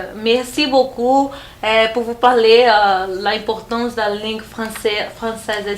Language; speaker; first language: French; non-native, fluent; Portuguese